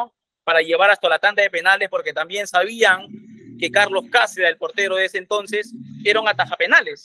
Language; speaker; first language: Spanish; native; Spanish